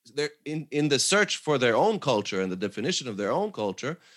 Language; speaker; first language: English; non-native, fluent; Hebrew